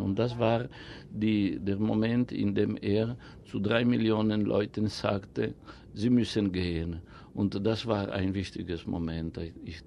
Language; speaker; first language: German; non-native, fluent; Italian